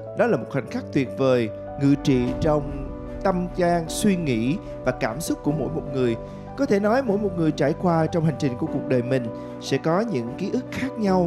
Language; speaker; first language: Vietnamese; native; Vietnamese